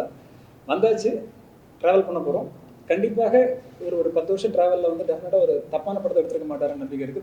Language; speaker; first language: Tamil; native; Tamil